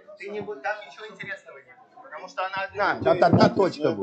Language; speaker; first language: Russian; native; Russian